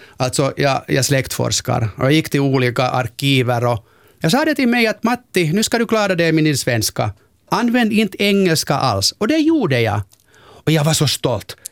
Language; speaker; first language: Swedish; non-native, local second language; Finnish